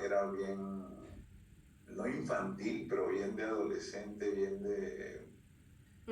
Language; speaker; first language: Spanish; early bilingual, heritage; Spanish